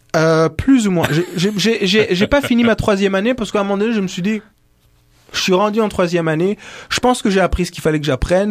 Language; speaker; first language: French; non-native, local second language; Kinyarwanda